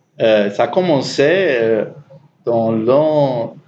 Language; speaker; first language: French; non-native, learner; German